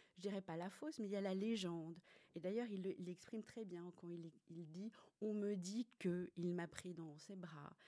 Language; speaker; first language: French; native; French